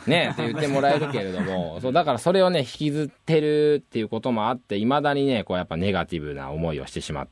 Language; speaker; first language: Japanese; native; Japanese